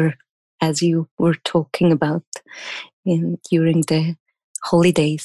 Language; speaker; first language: English; non-native, fluent; German